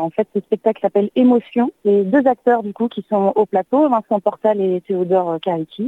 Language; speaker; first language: French; native; French